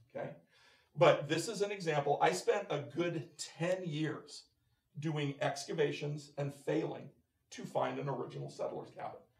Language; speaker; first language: English; native; English